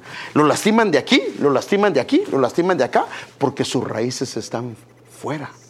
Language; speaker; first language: Spanish; native; Spanish